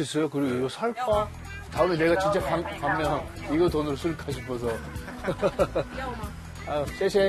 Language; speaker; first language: Korean; early bilingual, heritage; Japanese